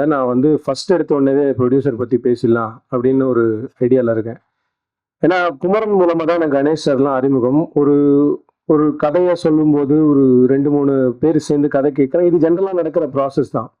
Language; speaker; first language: Tamil; native; Tamil